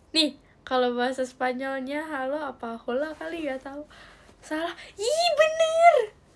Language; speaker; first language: Indonesian; native; Indonesian